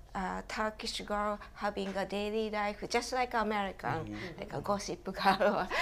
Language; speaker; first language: English; non-native, fluent; Japanese